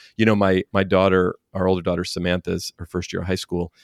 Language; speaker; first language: English; native; English